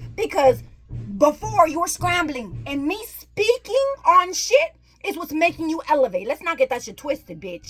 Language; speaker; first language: English; native; English